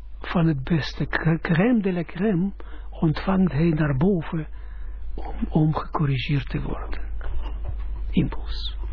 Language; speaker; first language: Dutch; non-native, fluent; Russian